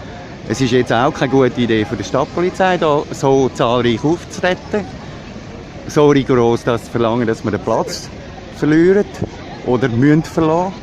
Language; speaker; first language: German; native; German